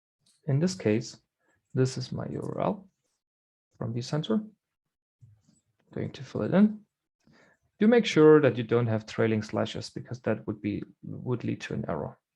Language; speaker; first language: English; non-native, fluent; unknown